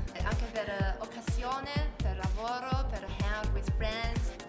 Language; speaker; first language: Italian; non-native, learner; Chinese